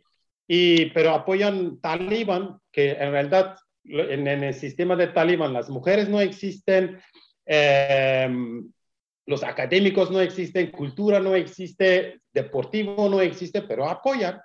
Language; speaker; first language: Spanish; non-native, learner; Kurdish